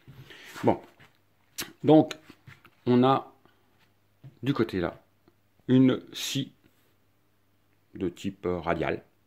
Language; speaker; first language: French; native; French